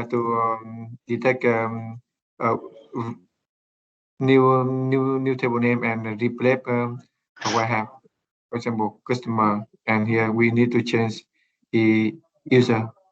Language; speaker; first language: English; non-native, learner; Vietnamese